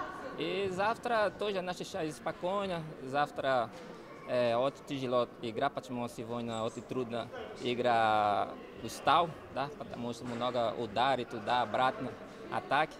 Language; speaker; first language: Russian; non-native, learner; Portuguese